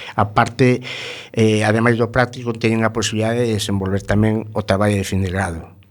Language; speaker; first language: Galician; non-native, local second language; Spanish